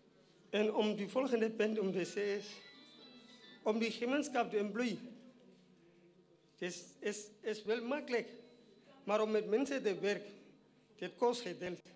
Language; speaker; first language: Dutch; non-native, learner; Afrikaans